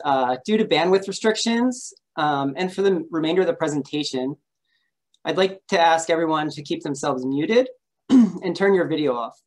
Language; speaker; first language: English; native; English